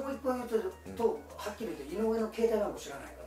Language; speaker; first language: Japanese; native; Japanese